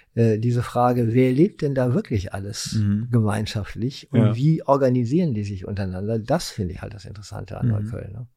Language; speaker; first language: German; native; German